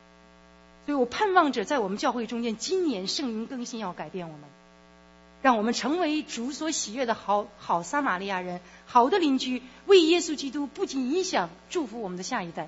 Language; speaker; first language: Chinese; native; Chinese